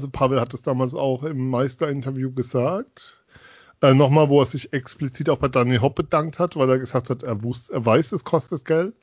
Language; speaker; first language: German; native; German